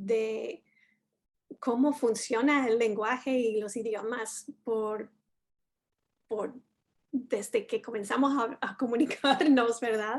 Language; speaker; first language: Spanish; non-native, fluent; English